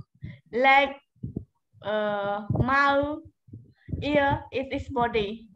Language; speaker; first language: English; non-native, learner; Khmer